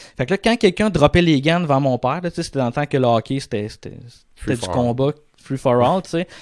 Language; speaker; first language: French; native; French